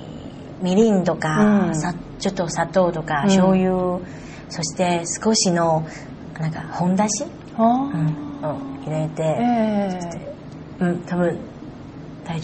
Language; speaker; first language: Japanese; non-native, learner; Chinese